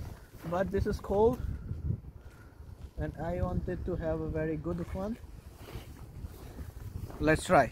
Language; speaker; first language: English; non-native, local second language; Hindi